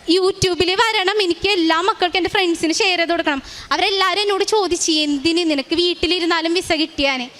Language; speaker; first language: Malayalam; native; Malayalam